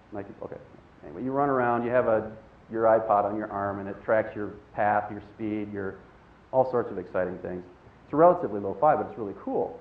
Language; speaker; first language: English; native; English